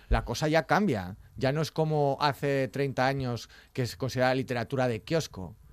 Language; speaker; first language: Spanish; native; Spanish